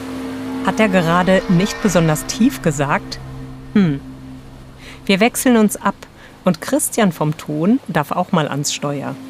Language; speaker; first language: German; native; German